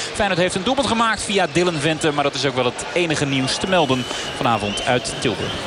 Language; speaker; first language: Dutch; native; Dutch